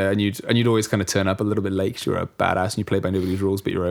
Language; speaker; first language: English; native; English